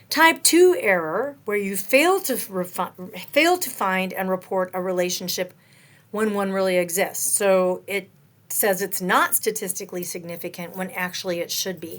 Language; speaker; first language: English; native; English